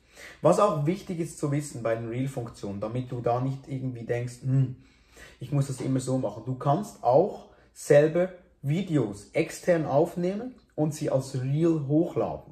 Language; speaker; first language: German; native; German